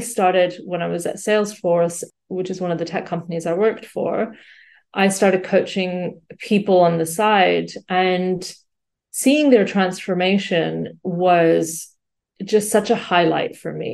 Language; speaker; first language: English; native; English